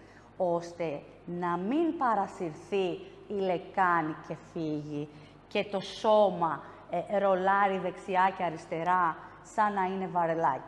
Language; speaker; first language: Greek; native; Greek